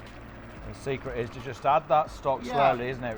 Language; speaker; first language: English; native; English